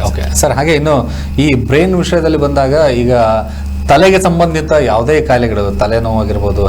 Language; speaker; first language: Kannada; native; Kannada